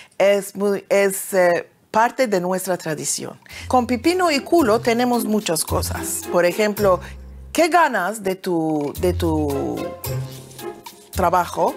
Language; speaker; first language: Spanish; early bilingual, heritage; Ladino